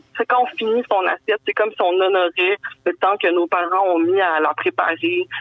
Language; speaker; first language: French; native; French